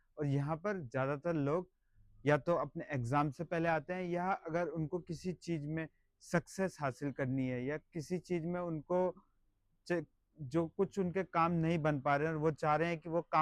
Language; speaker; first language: Hindi; native; Hindi